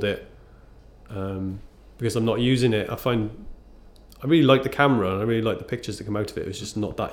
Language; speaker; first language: English; native; English